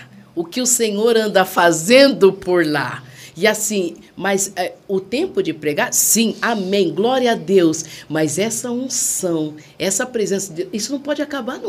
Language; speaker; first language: Portuguese; native; Portuguese